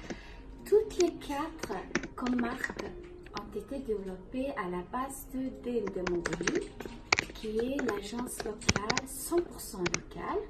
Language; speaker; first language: French; non-native, fluent; Mongolian